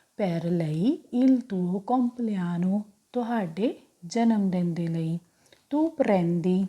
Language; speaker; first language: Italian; non-native, fluent; Punjabi